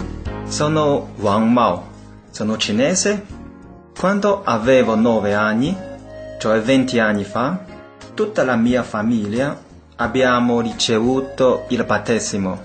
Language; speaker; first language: Italian; non-native, fluent; Chinese